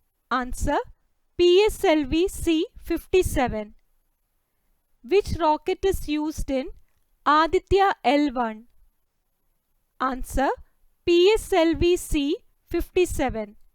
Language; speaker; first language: English; non-native, local second language; Malayalam